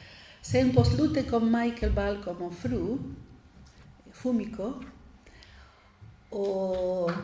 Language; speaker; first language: Swedish; non-native, fluent; Spanish